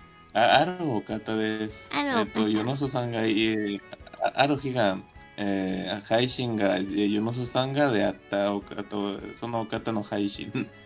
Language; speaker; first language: Japanese; non-native, learner; Spanish